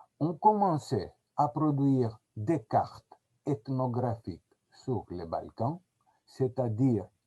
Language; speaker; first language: French; non-native, fluent; Greek